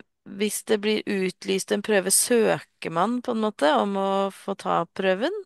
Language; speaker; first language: Norwegian; native; Norwegian